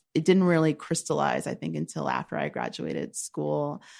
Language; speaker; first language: English; native; English